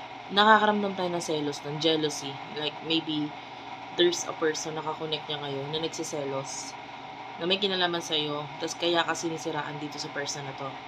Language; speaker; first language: Filipino; native; Filipino